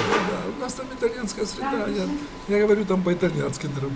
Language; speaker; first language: Russian; native; Russian